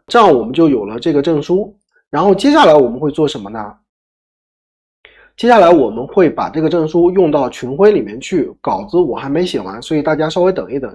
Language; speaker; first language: Chinese; native; Chinese